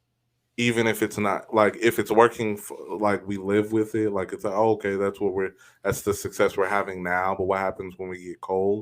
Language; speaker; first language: English; native; English